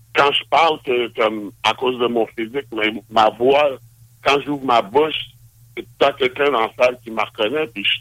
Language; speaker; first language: French; native; French